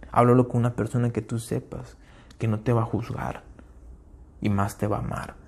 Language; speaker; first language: Spanish; early bilingual, heritage; Spanish